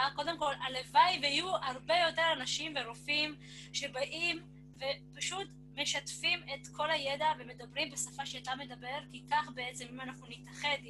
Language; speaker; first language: Hebrew; native; Hebrew